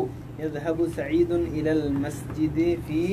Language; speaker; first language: Arabic; non-native, learner; Bangla